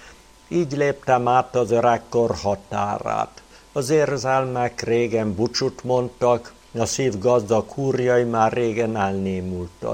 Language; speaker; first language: Hungarian; native; Hungarian